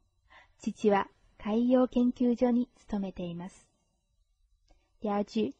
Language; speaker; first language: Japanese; non-native, fluent; Chinese